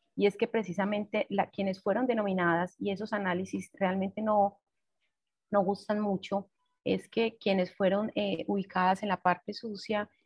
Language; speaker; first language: Spanish; native; Spanish